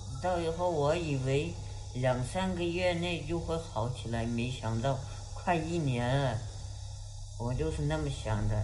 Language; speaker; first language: Chinese; non-native, local second language; Uyghur